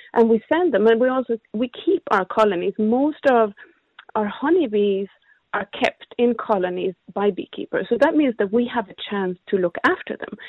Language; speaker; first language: English; non-native, fluent; Swedish